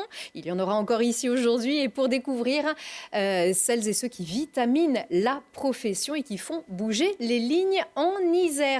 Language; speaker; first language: French; native; French